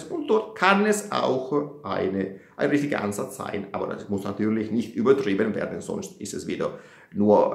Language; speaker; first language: German; non-native, fluent; Italian